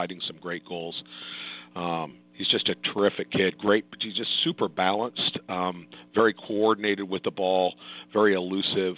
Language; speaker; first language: English; native; English